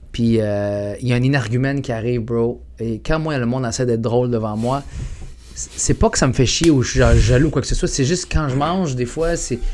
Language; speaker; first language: French; early bilingual, other home language; Arabic